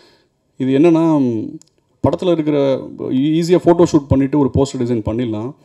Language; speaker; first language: Tamil; native; Tamil